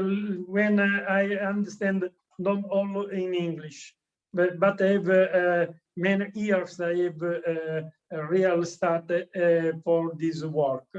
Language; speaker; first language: English; non-native, learner; Italian